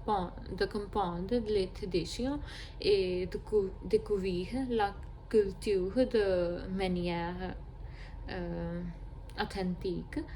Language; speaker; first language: French; non-native, learner; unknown